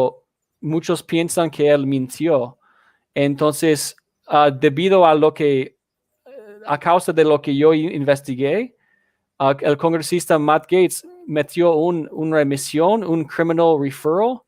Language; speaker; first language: Spanish; non-native, fluent; English